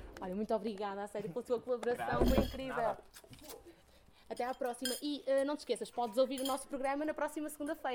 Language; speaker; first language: Portuguese; native; Portuguese